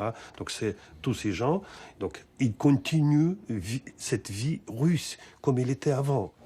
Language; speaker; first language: French; non-native, fluent; Russian